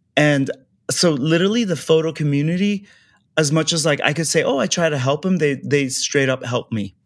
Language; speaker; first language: English; early bilingual, other home language; Persian